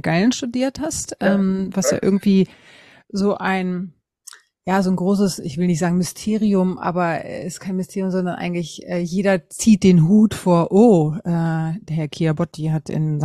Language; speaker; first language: German; native; German